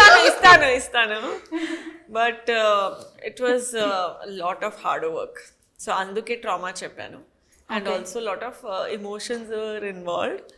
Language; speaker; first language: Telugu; non-native, fluent; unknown